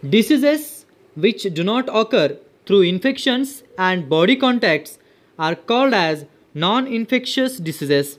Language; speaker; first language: English; non-native, local second language; Marathi